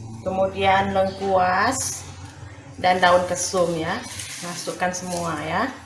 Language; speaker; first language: Indonesian; native; Indonesian